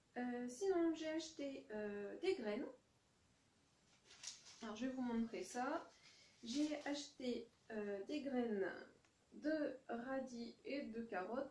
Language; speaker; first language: French; native; French